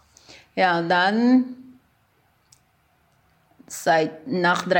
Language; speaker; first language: German; early bilingual, other home language; Portuguese